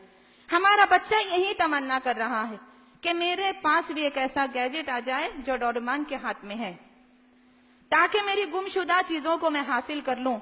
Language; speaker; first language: Urdu; native; Urdu